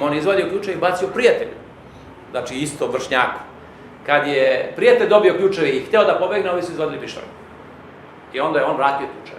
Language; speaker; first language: Serbian; native; Serbian